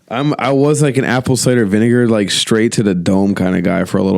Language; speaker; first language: English; native; English